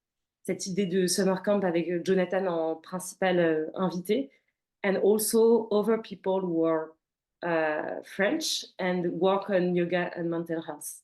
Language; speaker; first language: French; native; French